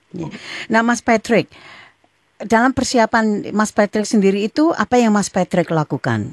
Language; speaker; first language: Indonesian; native; Indonesian